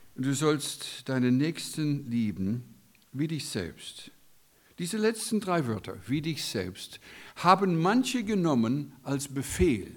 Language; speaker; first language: German; non-native, fluent; English